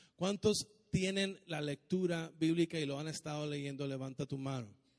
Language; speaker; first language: Spanish; native; Spanish